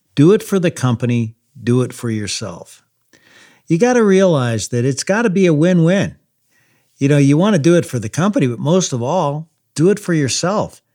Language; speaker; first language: English; native; English